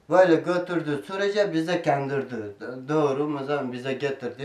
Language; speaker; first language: Turkish; non-native, learner; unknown